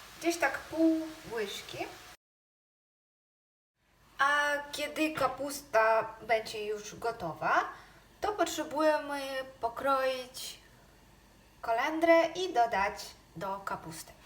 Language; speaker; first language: Polish; non-native, fluent; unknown